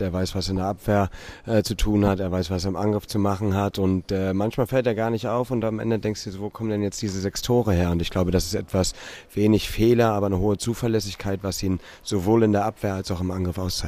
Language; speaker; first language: German; native; German